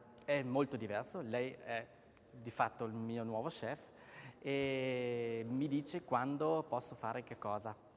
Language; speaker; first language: Italian; non-native, local second language; German